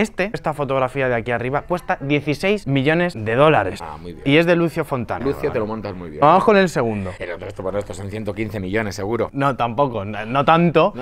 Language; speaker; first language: Spanish; native; Spanish